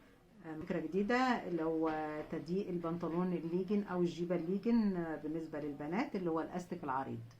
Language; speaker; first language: Arabic; native; Arabic